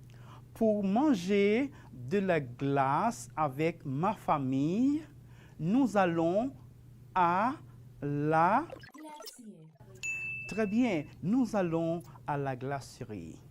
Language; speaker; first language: French; non-native, fluent; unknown